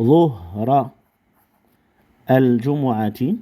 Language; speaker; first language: Arabic; non-native, fluent; Indonesian